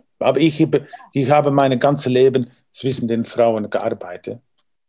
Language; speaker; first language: German; non-native, learner; Dutch